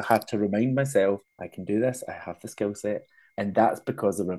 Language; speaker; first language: English; native; English